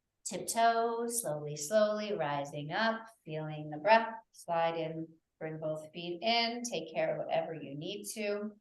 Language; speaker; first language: English; native; English